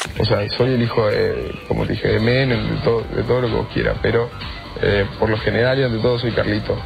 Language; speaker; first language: Spanish; native; Spanish